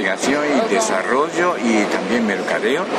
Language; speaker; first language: Spanish; non-native, fluent; Japanese